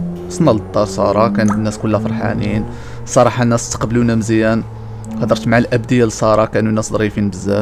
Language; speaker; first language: Arabic; native; Arabic